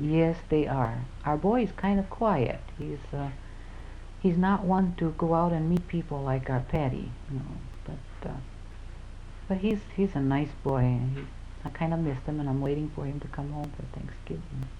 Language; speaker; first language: English; early bilingual, other home language; Finnish